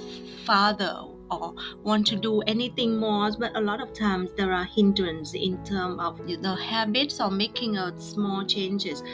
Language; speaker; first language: English; non-native, fluent; Vietnamese